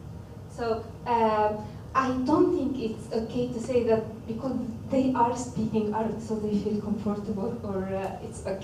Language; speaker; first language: English; non-native, fluent; Arabic